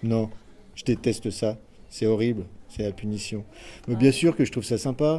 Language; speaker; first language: French; native; French